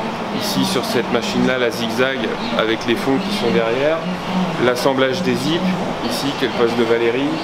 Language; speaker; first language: French; native; French